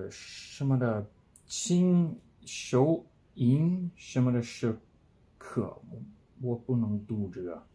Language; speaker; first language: Chinese; non-native, learner; English